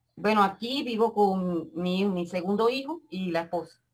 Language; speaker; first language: Spanish; native; Spanish